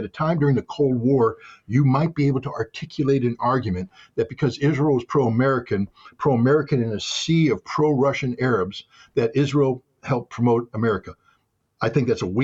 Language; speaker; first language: English; native; English